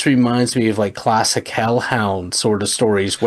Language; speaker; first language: English; native; English